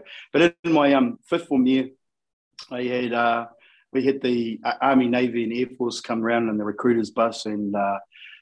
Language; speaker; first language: English; native; English